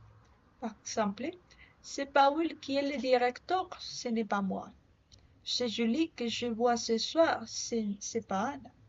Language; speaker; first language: French; non-native, learner; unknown